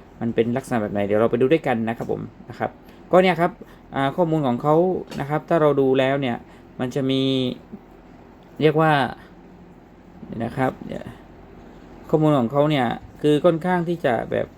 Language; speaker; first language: Thai; native; Thai